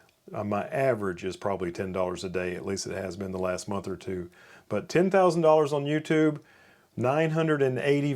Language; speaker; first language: English; native; English